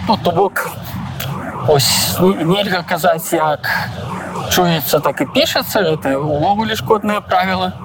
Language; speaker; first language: Belarusian; non-native, local second language; Russian